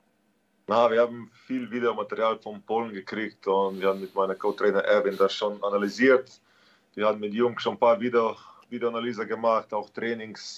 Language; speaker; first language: German; non-native, learner; Slovenian